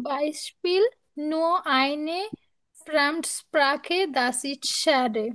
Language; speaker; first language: German; non-native, learner; Bangla